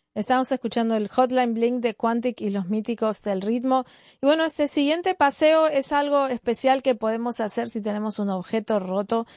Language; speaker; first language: Spanish; native; Spanish